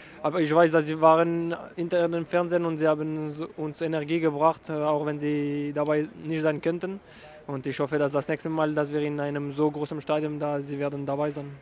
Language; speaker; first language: German; non-native, local second language; French